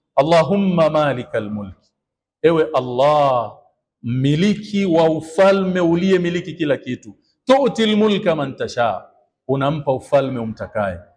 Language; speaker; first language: Swahili; native; Swahili